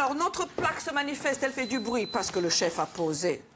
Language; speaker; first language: French; native; French